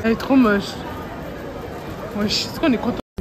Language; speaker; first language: French; native; French